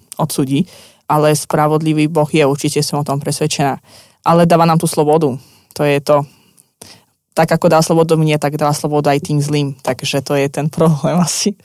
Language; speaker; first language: Slovak; non-native, fluent; Russian